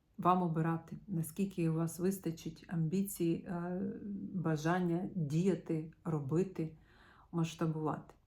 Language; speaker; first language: Ukrainian; non-native, local second language; Russian